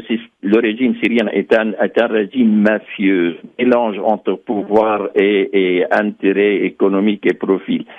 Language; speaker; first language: French; non-native, fluent; Arabic